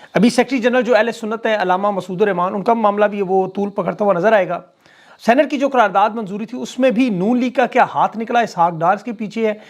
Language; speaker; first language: Urdu; native; Urdu